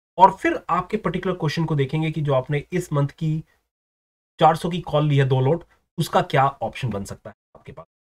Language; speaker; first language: Hindi; native; Hindi